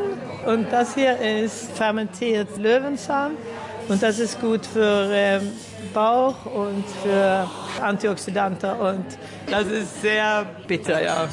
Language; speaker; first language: German; early bilingual, heritage; German